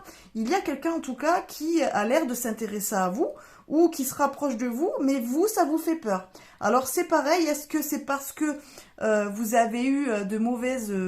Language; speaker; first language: French; native; French